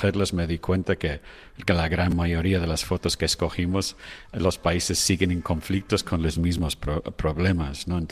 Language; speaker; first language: Spanish; non-native, fluent; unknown